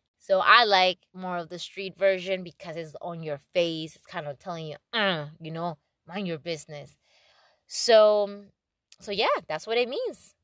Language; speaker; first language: English; non-native, fluent; Spanish